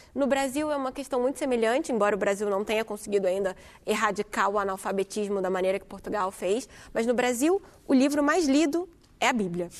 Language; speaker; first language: Portuguese; native; Portuguese